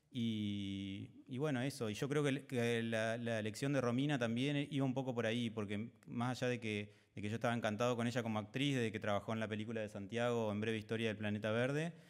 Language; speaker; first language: Spanish; native; Spanish